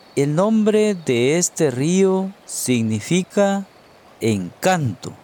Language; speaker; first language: Spanish; native; Spanish